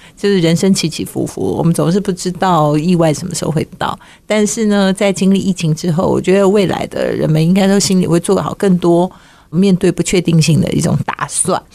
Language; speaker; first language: Chinese; native; Chinese